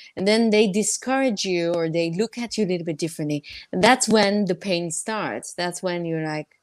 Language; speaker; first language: English; non-native, fluent; Persian